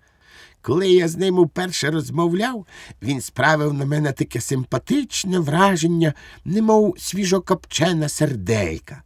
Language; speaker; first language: Ukrainian; native; Ukrainian